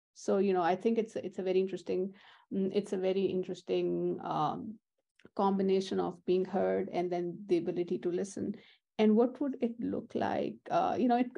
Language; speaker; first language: English; non-native, local second language; Urdu